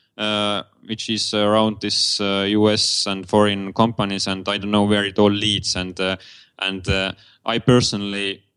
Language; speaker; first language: English; non-native, fluent; Estonian